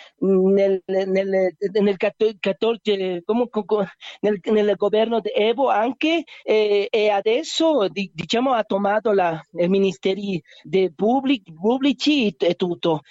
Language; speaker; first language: Italian; non-native, learner; Spanish